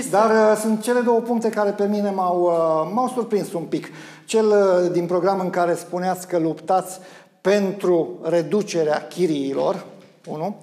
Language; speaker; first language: Romanian; native; Romanian